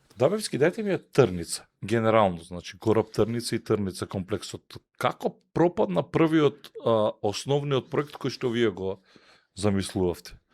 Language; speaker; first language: Macedonian; native; Macedonian